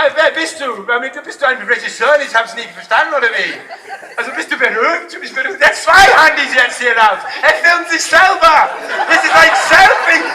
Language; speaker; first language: German; non-native, fluent; English